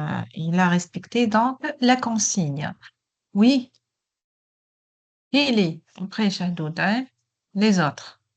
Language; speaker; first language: French; non-native, local second language; Arabic